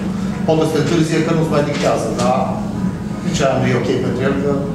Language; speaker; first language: Romanian; native; Romanian